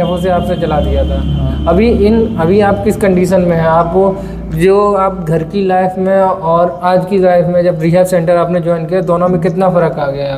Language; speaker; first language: Hindi; native; Hindi